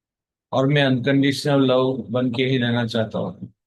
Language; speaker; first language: Hindi; native; Hindi